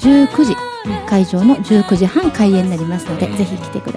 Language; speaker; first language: Japanese; native; Japanese